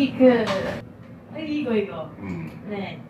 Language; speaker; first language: Korean; non-native, learner; Filipino